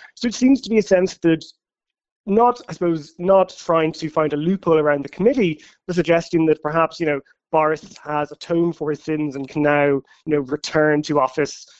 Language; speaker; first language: English; native; English